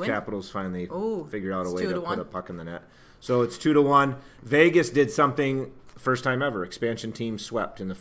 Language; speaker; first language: English; native; English